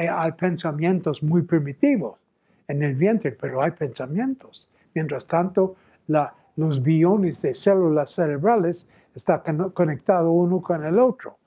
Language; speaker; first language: Spanish; non-native, fluent; English